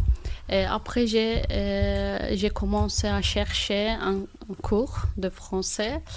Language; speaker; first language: French; non-native, learner; Turkish